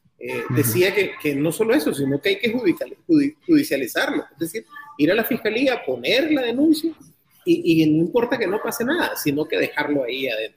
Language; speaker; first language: Spanish; native; Spanish